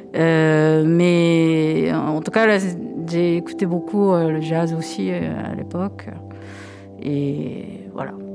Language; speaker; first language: French; non-native, fluent; Japanese